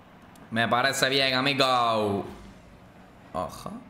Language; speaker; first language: Spanish; native; Spanish